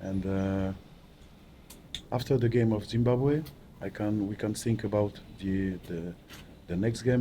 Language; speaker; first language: English; non-native, learner; French